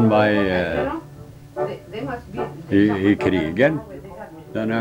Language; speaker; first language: Norwegian; early bilingual, heritage; Norwegian